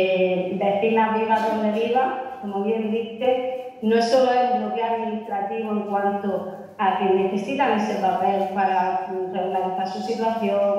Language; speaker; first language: Spanish; native; Spanish